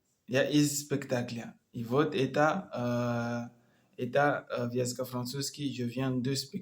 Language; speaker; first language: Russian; non-native, learner; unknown